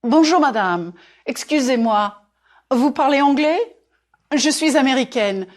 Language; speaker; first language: French; non-native, fluent; English